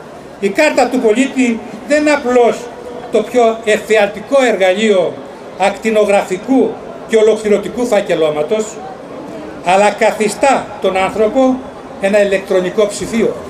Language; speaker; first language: Greek; native; Greek